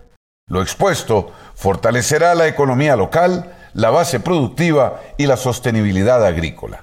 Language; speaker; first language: Spanish; native; Spanish